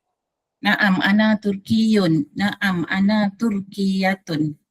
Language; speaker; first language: Arabic; non-native, learner; Malay